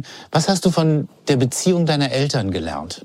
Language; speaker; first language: German; native; German